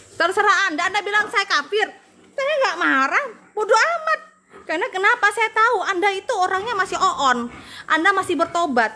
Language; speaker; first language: Indonesian; non-native, local second language; Madurese